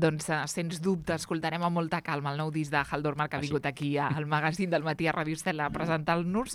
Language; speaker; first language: Catalan; native; Catalan